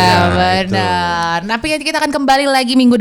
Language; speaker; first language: Indonesian; native; Indonesian